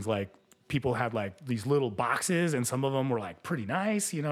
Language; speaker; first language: English; early bilingual, other home language; Spanish